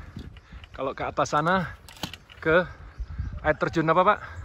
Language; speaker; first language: Indonesian; non-native, local second language; Javanese